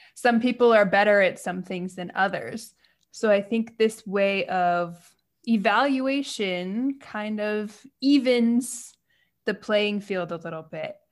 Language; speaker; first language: English; native; English